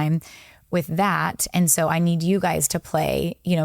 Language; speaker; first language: English; native; English